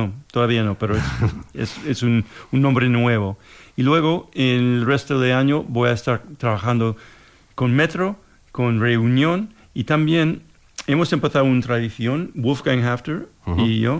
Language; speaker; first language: Spanish; non-native, fluent; English